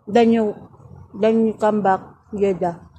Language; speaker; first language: English; non-native, learner; Filipino